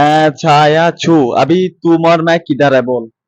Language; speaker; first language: Hindi; non-native, learner; Bangla